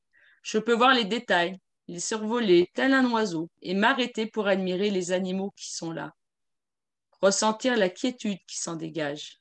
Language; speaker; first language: French; native; French